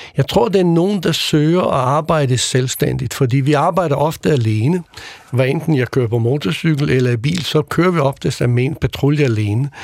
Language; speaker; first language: Danish; early bilingual, other home language; Croatian